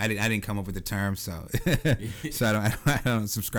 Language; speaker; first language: English; native; English